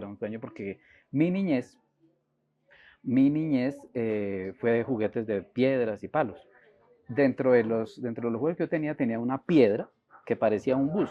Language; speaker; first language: Spanish; native; Spanish